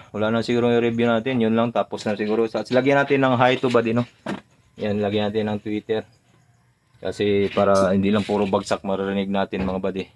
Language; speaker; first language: Filipino; non-native, local second language; Cebuano